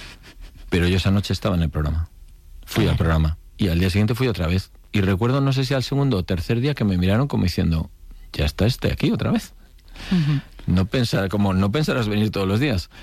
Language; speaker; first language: Spanish; native; Spanish